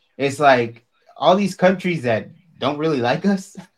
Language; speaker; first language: English; early bilingual, other home language; Spanish